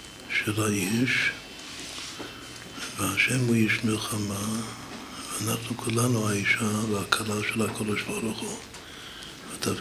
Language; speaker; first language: Hebrew; non-native, fluent; English